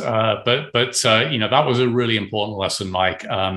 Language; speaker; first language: English; native; English